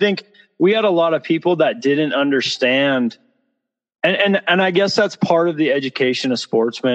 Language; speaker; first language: English; native; English